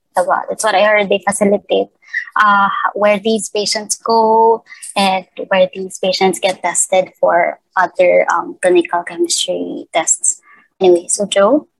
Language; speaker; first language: English; non-native, local second language; Cebuano